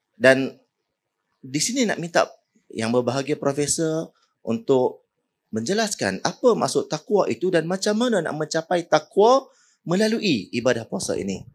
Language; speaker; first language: Malay; native; Malay